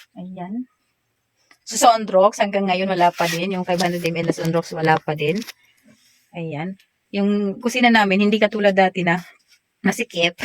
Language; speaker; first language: Filipino; non-native, local second language; Waray